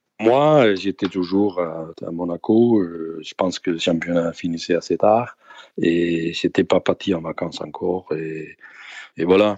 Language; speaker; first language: French; non-native, fluent; Danish